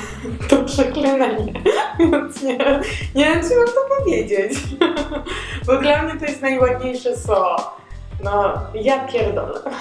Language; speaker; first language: Polish; non-native, learner; Georgian